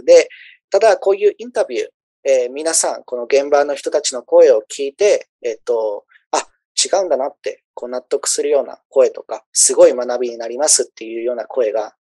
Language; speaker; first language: Japanese; early bilingual, other home language; Spanish